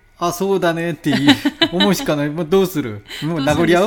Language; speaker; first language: Japanese; non-native, fluent; Korean